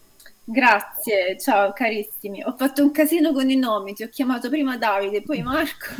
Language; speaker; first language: Italian; native; Italian